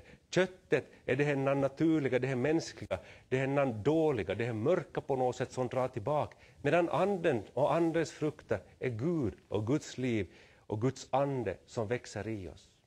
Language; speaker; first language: Swedish; native; Swedish